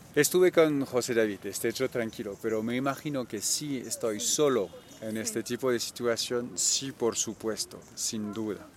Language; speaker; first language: Spanish; non-native, fluent; French